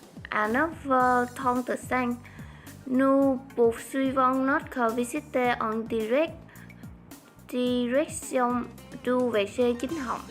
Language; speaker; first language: French; non-native, learner; Vietnamese